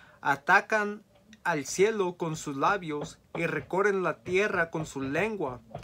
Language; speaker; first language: Spanish; early bilingual, heritage; Spanish